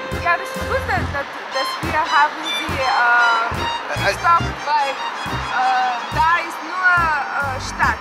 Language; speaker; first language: German; non-native, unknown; Slovenian